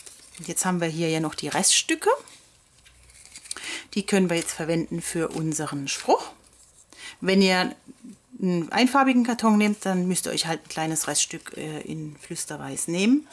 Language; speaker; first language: German; native; German